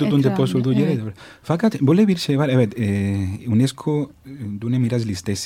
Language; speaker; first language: Turkish; non-native, fluent; Spanish